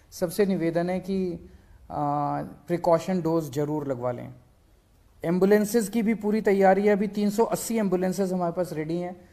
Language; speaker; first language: Hindi; native; Hindi